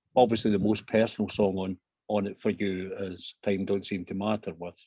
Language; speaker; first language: English; native; English